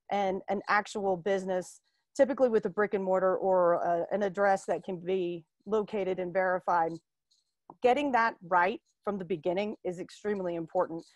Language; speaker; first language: English; native; English